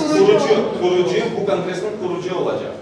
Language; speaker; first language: Turkish; non-native, learner; Tatar